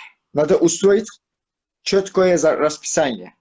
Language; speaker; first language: Russian; non-native, learner; Turkish